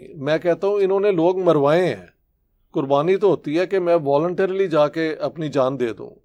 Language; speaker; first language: Hindi; native; Hindi